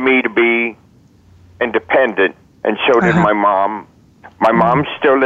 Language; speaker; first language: English; native; English